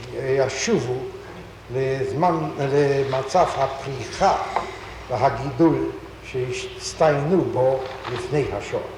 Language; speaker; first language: Hebrew; non-native, fluent; Polish